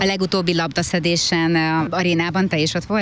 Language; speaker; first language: Hungarian; native; Hungarian